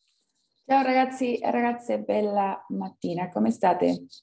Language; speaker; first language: Italian; non-native, fluent; Spanish